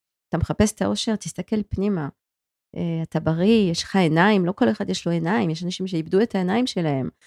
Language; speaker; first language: Hebrew; non-native, fluent; French